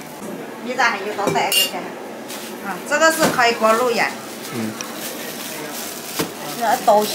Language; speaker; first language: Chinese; non-native, local second language; Hakka Chinese